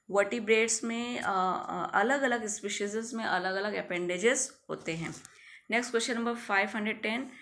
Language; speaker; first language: Hindi; native; Hindi